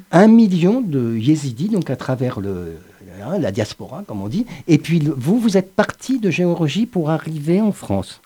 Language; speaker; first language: French; native; French